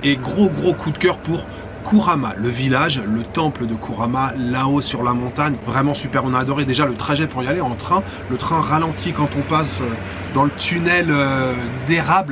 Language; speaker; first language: French; native; French